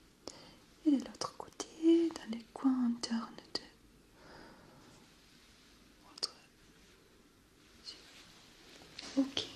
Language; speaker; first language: French; non-native, fluent; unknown